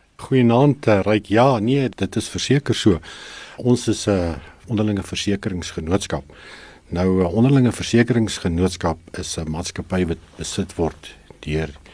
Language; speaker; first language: Afrikaans; native; Afrikaans